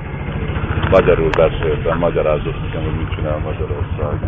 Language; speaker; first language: Hungarian; non-native, learner; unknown